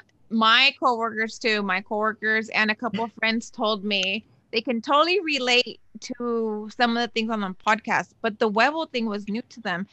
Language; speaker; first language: English; early bilingual, other home language; Spanish